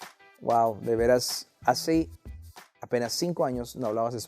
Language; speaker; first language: Spanish; native; Spanish